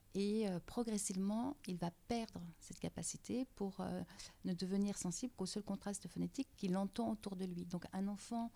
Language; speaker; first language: French; native; French